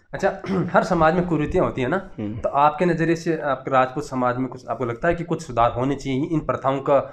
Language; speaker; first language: Hindi; native; Hindi